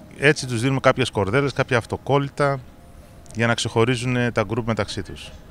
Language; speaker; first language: Greek; native; Greek